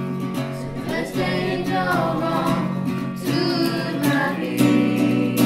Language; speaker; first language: French; non-native, learner; English